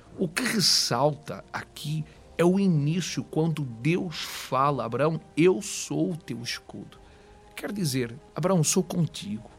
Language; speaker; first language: Portuguese; native; Portuguese